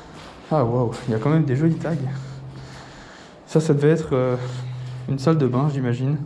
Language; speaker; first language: French; native; French